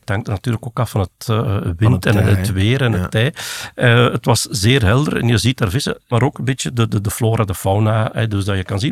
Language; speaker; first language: Dutch; native; Dutch